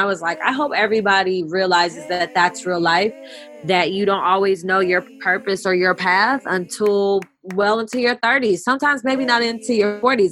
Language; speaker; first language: English; native; English